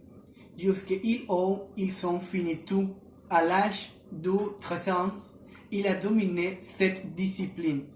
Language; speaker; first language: French; non-native, learner; Spanish